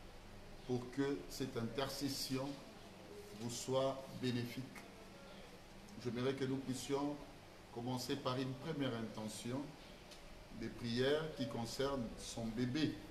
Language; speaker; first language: French; non-native, local second language; Lingala